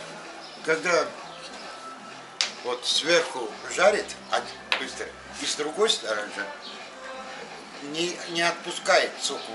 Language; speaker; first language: Russian; non-native, local second language; Azerbaijani